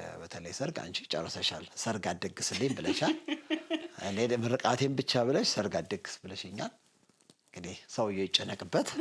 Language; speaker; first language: Amharic; non-native, local second language; Sebat Bet Gurage